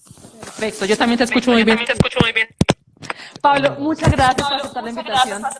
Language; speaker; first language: Spanish; native; Spanish